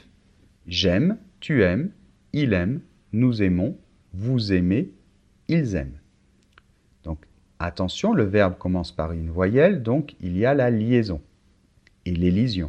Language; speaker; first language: French; native; French